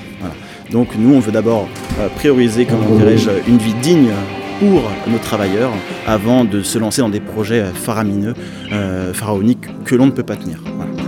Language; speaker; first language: French; native; French